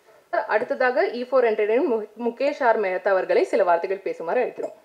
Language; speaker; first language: Tamil; native; Tamil